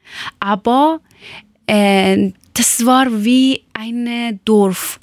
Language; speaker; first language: German; non-native, learner; Persian